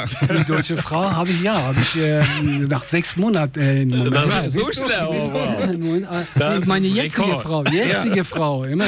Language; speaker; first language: German; non-native, fluent; Persian